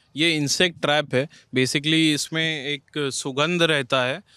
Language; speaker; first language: Hindi; native; Hindi